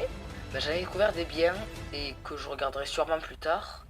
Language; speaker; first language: French; native; French